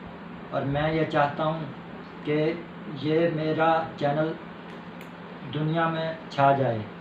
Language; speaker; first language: Hindi; non-native, local second language; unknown